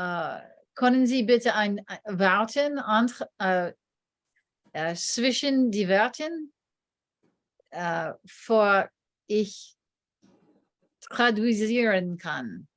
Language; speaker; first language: German; non-native, learner; English